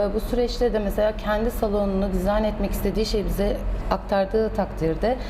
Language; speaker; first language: Turkish; native; Turkish